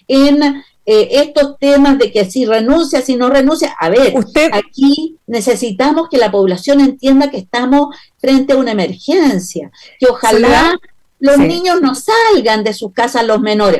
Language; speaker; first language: Spanish; native; Spanish